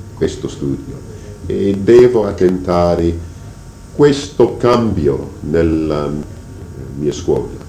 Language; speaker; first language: Italian; non-native, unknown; English